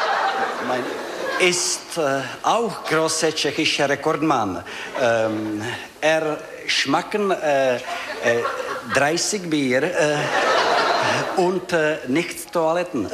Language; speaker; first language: German; non-native, learner; Czech